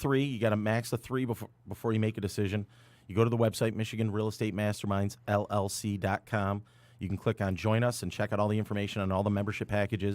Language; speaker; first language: English; native; English